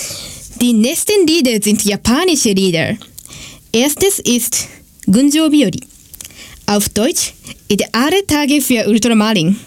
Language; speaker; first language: German; non-native, learner; Japanese